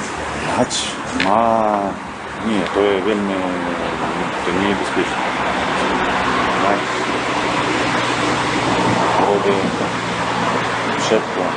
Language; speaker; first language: Slovak; non-native, learner; Russian